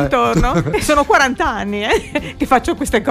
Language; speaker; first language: Italian; native; Italian